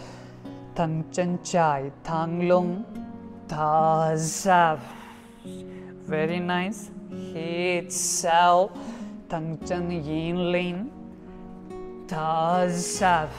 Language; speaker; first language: Vietnamese; non-native, learner; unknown